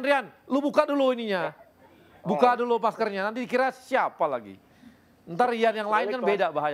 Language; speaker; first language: Indonesian; native; Indonesian